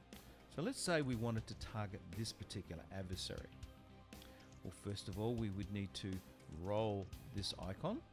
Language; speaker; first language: English; native; English